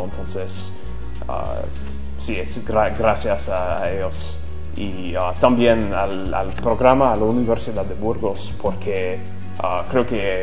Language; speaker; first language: Spanish; non-native, fluent; English